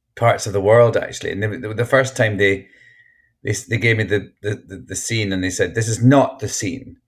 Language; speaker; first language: English; native; English